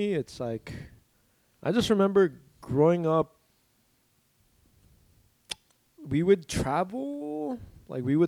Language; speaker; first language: English; early bilingual, other home language; Korean